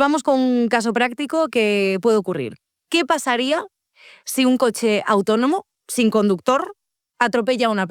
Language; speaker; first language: Spanish; native; Spanish